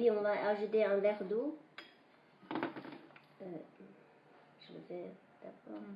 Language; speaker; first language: French; non-native, fluent; Chinese